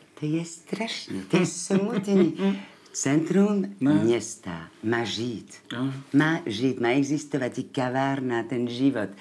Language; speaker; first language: Czech; non-native, fluent; French